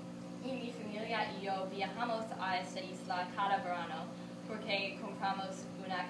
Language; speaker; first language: Spanish; non-native, learner; English